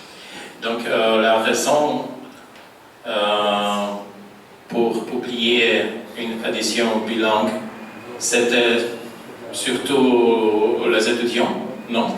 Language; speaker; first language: French; non-native, fluent; Polish